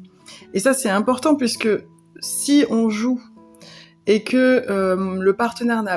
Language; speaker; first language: French; native; French